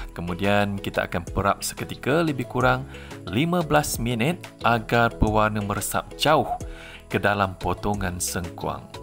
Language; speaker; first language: Malay; native; Malay